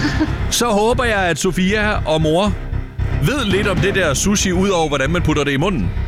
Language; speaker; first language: Danish; native; Danish